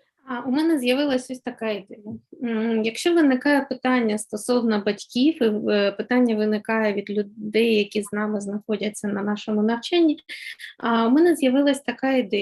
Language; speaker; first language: Ukrainian; native; Ukrainian